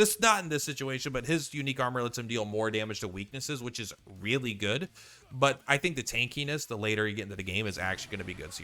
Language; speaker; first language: English; native; English